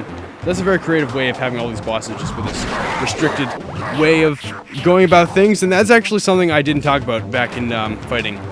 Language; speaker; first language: English; native; English